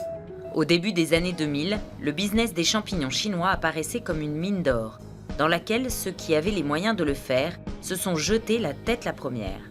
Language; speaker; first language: French; native; French